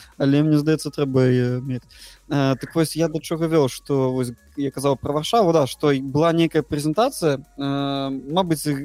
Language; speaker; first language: Belarusian; non-native, local second language; Russian